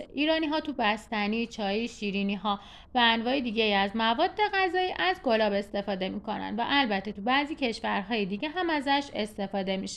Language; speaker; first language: Persian; native; Persian